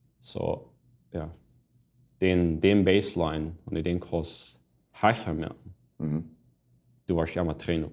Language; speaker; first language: German; non-native, learner; Plautdietsch